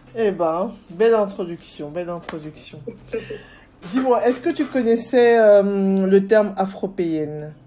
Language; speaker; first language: French; native; French